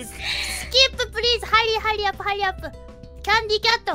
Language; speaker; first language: English; non-native, learner; Japanese